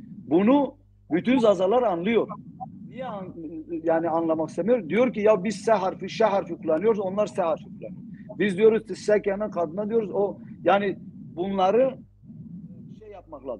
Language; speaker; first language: Turkish; non-native, local second language; Zaza